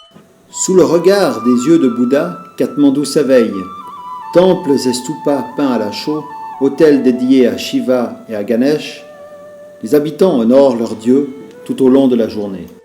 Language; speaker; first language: French; native; French